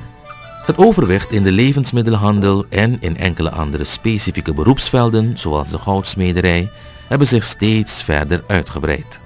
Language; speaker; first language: Dutch; native; Dutch